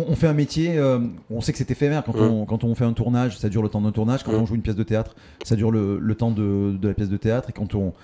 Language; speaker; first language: French; native; French